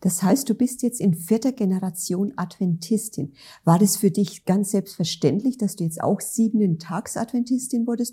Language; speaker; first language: German; native; German